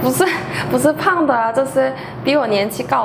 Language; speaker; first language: Chinese; non-native, fluent; Korean